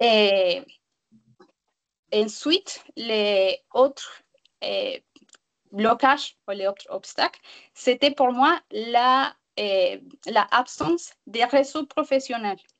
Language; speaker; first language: French; non-native, learner; Spanish